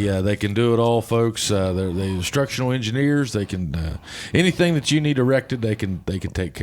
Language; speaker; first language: English; native; English